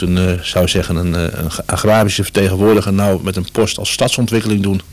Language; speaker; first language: Dutch; native; Dutch